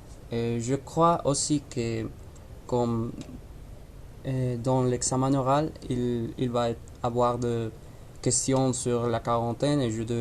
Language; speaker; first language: French; non-native, learner; Spanish